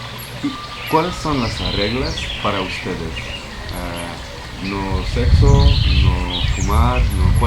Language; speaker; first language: Spanish; non-native, fluent; French